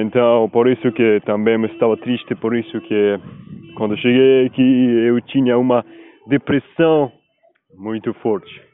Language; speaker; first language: Portuguese; non-native, learner; Spanish